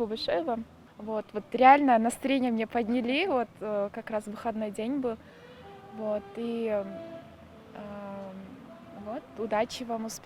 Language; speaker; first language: Russian; non-native, local second language; Kyrgyz